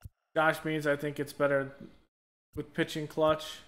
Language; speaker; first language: English; native; English